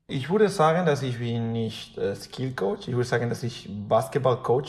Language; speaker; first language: German; non-native, fluent; Spanish